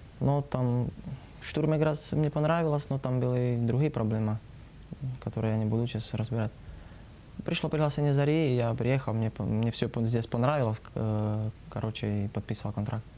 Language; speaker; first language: Russian; non-native, learner; Slovak